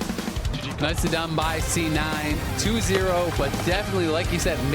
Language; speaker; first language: English; native; English